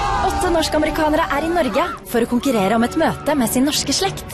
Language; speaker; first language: Norwegian; native; Norwegian